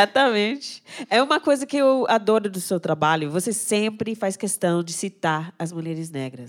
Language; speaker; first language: Portuguese; non-native, fluent; English